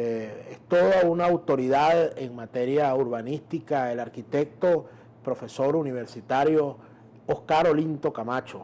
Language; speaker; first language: Spanish; native; Spanish